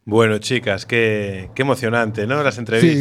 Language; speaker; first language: Spanish; native; Spanish